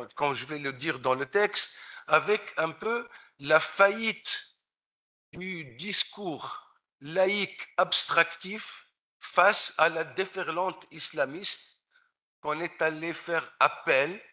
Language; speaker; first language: French; non-native, local second language; Arabic